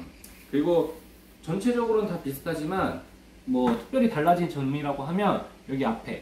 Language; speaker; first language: Korean; native; Korean